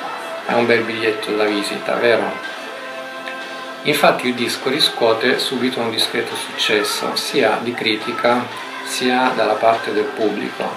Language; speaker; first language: Italian; native; Italian